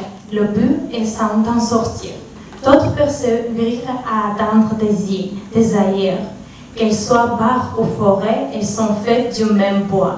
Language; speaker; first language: French; non-native, fluent; Georgian